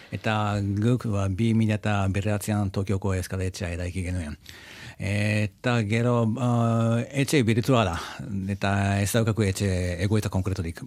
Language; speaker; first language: Basque; non-native, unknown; Japanese